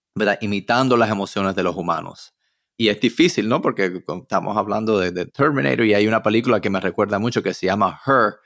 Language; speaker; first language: Spanish; early bilingual, heritage; Spanish